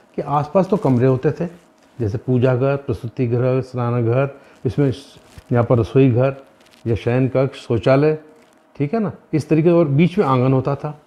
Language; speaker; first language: Hindi; native; Hindi